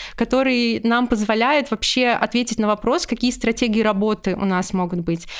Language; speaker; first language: Russian; native; Russian